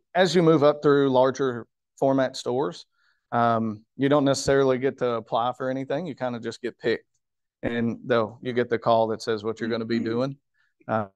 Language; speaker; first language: English; native; English